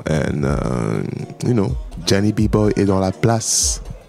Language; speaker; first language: English; non-native, fluent; Lingala